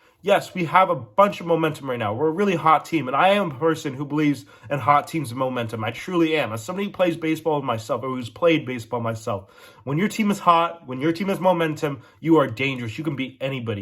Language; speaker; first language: English; native; English